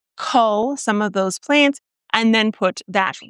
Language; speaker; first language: English; native; English